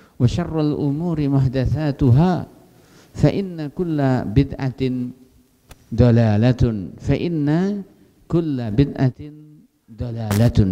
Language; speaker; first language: Arabic; non-native, fluent; Javanese